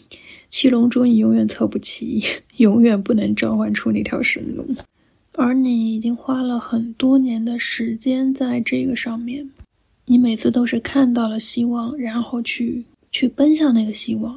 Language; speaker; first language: Chinese; native; Chinese